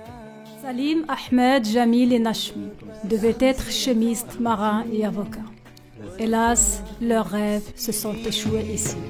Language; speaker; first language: French; native; French